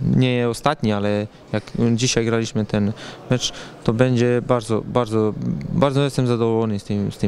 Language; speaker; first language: Polish; non-native, learner; Serbian